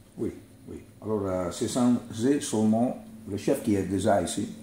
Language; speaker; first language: French; non-native, learner; Italian